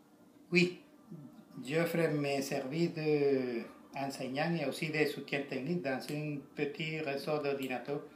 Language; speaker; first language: French; non-native, learner; Spanish